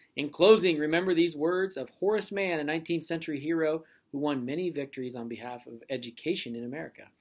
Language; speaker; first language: English; native; English